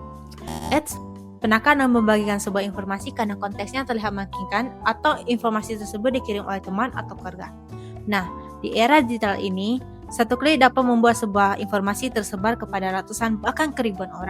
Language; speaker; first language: Indonesian; native; Indonesian